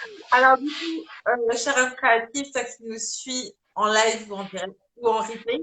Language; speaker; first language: French; native; French